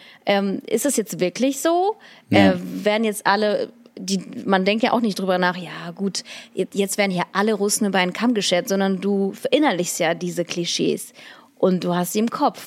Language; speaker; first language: German; early bilingual, other home language; Russian